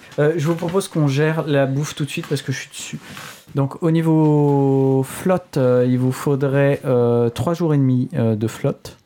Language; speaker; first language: French; native; French